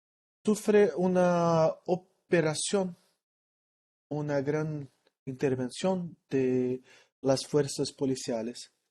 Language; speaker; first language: Spanish; non-native, learner; Portuguese